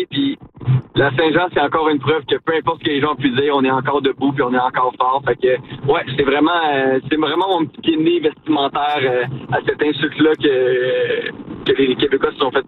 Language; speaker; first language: French; native; French